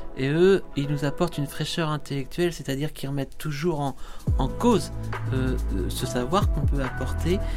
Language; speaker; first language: French; native; French